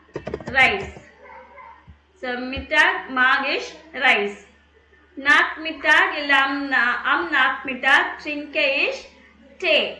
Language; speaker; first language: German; non-native, fluent; Tamil